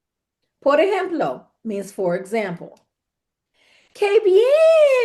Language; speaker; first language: Spanish; non-native, fluent; English